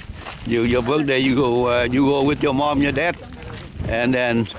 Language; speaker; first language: English; non-native, learner; Vietnamese